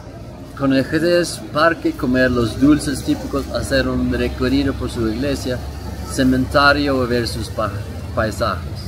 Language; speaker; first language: Spanish; non-native, learner; Swedish